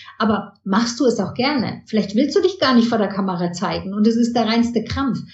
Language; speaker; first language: German; early bilingual, heritage; German